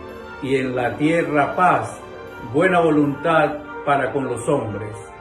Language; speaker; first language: Spanish; native; Spanish